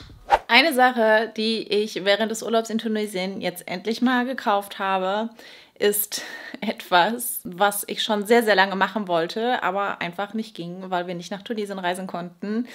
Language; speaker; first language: German; native; German